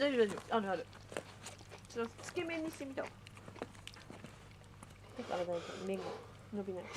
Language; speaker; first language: Japanese; native; Japanese